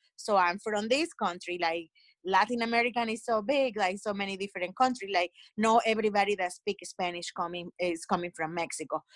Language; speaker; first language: English; non-native, fluent; Spanish